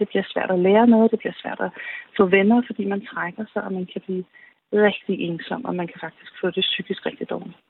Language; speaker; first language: Danish; native; Danish